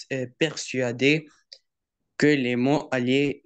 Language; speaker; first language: French; non-native, learner; Arabic